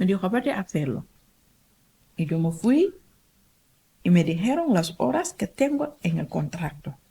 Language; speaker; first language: Spanish; non-native, learner; Wolof